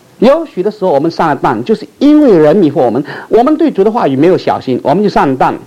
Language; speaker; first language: Chinese; non-native, local second language; Min Nan Chinese